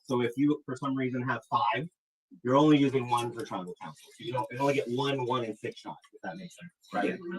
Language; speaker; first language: English; native; English